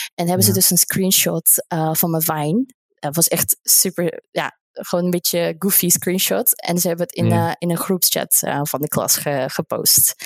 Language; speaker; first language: Dutch; non-native, fluent; Russian